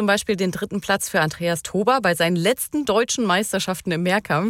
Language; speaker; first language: German; native; German